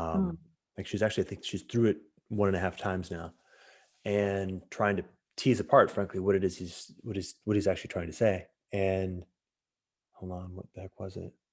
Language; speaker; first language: English; native; English